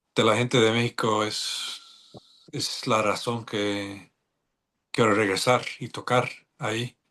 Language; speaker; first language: Spanish; non-native, learner; English